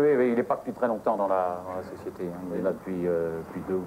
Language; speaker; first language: French; native; French